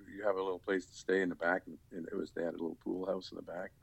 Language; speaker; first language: English; native; English